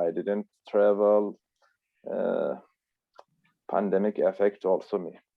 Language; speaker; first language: English; non-native, learner; Turkish